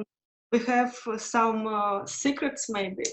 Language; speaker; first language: English; non-native, learner; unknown